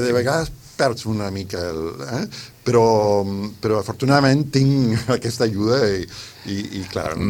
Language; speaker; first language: Catalan; non-native, fluent; Spanish